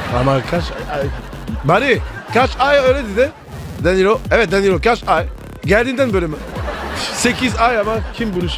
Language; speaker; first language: Turkish; non-native, learner; French